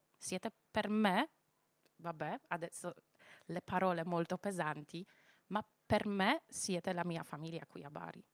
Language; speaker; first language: Italian; non-native, fluent; Polish